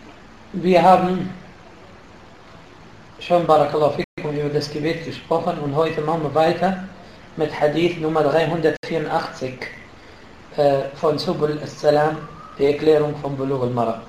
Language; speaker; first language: German; non-native, fluent; Arabic